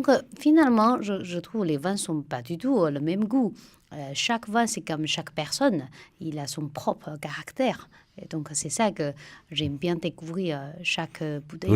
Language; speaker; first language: French; non-native, fluent; Chinese